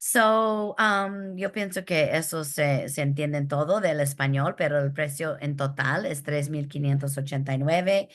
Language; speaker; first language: Spanish; early bilingual, heritage; Spanish